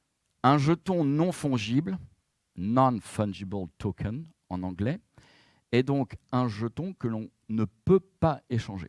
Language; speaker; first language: French; native; French